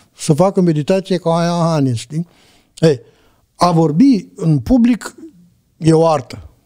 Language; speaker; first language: Romanian; native; Romanian